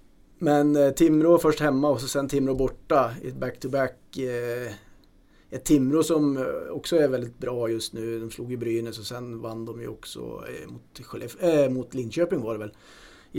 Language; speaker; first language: Swedish; native; Swedish